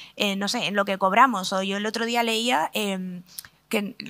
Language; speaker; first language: Spanish; native; Spanish